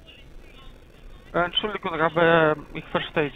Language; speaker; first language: German; non-native, fluent; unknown